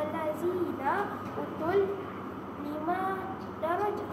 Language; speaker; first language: Arabic; non-native, learner; Malay